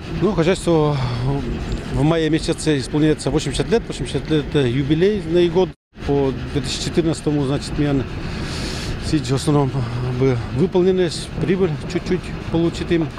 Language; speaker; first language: Russian; non-native, local second language; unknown